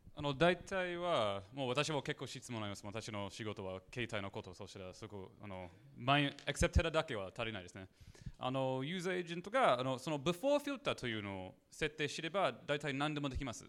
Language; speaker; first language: Japanese; non-native, learner; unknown